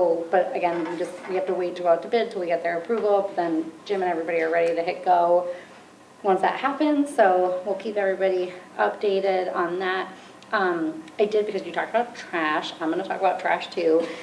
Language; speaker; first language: English; native; English